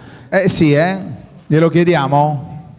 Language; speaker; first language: Italian; native; Italian